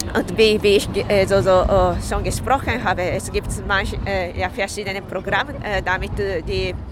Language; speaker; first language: German; non-native, fluent; Japanese